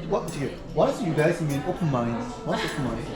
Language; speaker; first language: English; non-native, learner; Korean